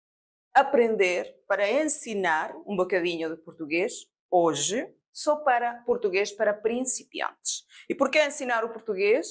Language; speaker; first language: Portuguese; non-native, fluent; Spanish